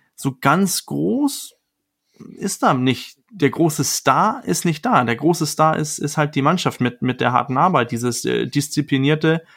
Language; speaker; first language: German; non-native, fluent; Danish